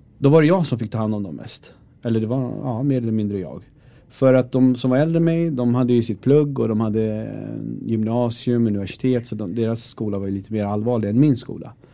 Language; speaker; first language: Swedish; early bilingual, other home language; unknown